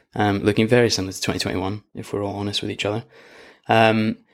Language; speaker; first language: English; native; English